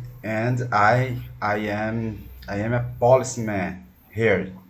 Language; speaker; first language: English; non-native, learner; Portuguese